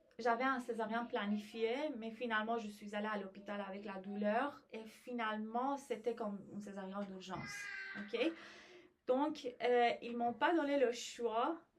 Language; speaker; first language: French; non-native, fluent; Persian